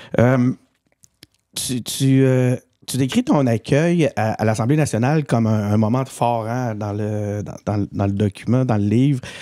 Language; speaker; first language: French; native; French